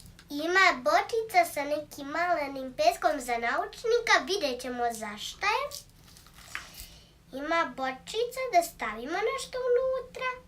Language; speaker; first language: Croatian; early bilingual, heritage; Croatian